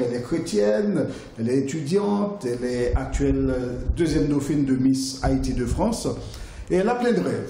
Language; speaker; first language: French; non-native, local second language; Haitian Creole